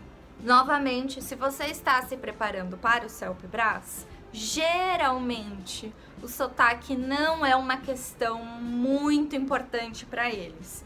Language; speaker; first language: Portuguese; native; Portuguese